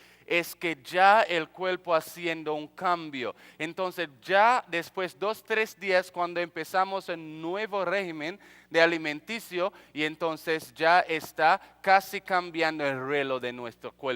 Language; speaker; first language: Spanish; non-native, fluent; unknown